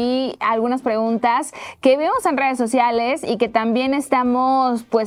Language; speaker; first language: Spanish; native; Spanish